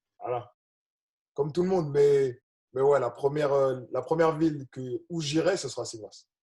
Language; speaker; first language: French; native; French